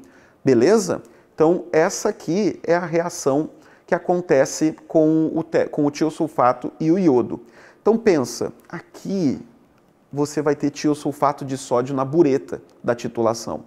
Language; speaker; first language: Portuguese; native; Portuguese